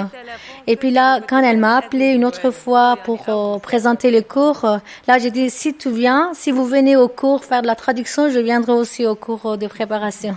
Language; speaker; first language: French; non-native, fluent; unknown